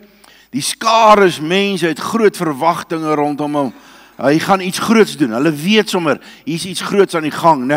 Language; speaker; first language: Afrikaans; native; Afrikaans